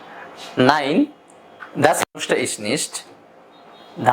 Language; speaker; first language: German; non-native, fluent; Bangla